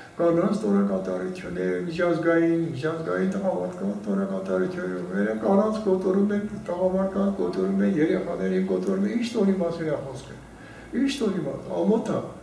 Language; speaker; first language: Armenian; non-native, local second language; Kurdish